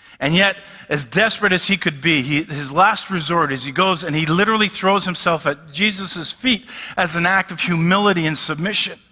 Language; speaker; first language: English; native; English